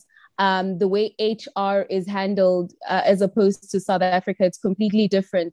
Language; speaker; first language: English; non-native, local second language; Tsonga